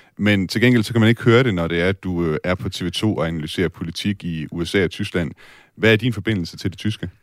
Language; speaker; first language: Danish; native; Danish